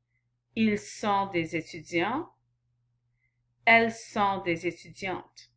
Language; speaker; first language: French; non-native, fluent; English